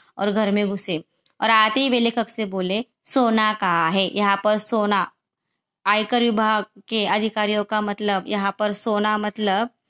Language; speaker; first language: Hindi; non-native, local second language; Marathi